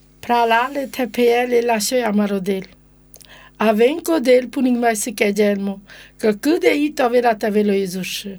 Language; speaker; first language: Romanian; non-native, local second language; Romany